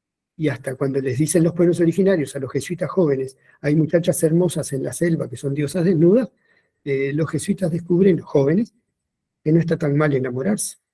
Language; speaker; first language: Spanish; native; Spanish